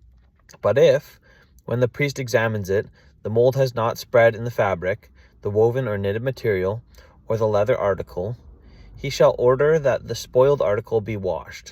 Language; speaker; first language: English; native; English